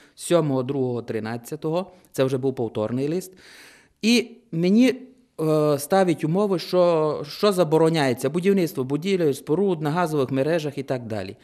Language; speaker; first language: Ukrainian; native; Ukrainian